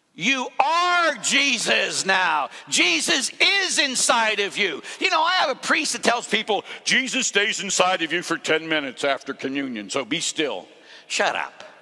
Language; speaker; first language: English; native; English